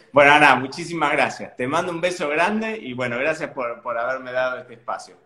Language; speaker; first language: Spanish; native; Spanish